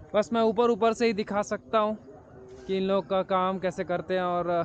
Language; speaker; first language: Hindi; native; Hindi